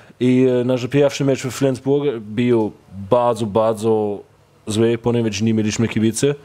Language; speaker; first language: Polish; non-native, learner; Portuguese